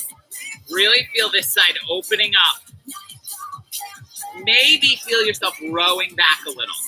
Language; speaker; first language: English; native; English